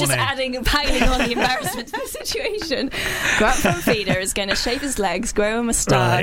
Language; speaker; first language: English; native; English